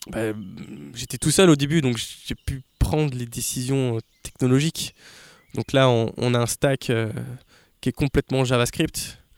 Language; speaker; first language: French; native; French